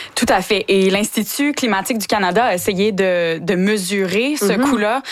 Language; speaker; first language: French; native; French